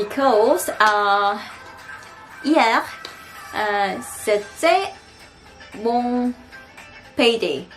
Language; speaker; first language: French; non-native, learner; Korean